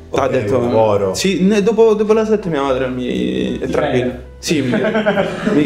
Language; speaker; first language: Italian; native; Italian